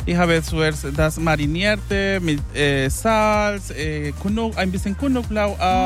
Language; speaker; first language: German; non-native, fluent; Spanish